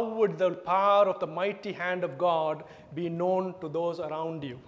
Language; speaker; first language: English; non-native, local second language; Tamil